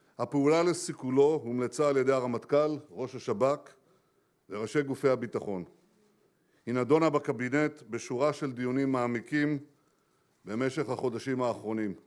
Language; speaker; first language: Hebrew; native; Hebrew